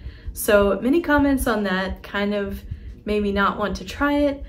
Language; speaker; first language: English; native; English